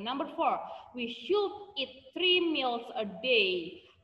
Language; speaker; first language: English; non-native, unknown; Indonesian